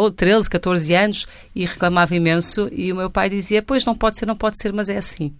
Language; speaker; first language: Portuguese; native; Portuguese